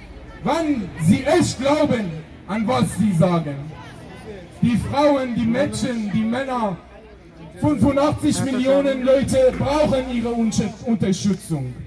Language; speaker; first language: German; non-native, learner; Persian